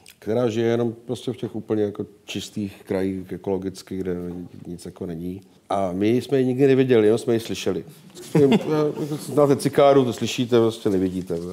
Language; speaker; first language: Czech; native; Czech